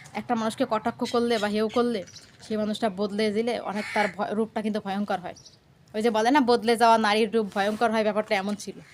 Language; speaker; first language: Bangla; native; Bangla